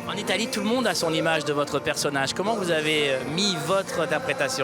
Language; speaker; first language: French; native; French